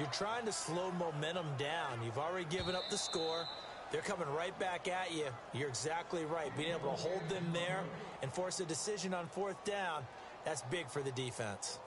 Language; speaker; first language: English; native; English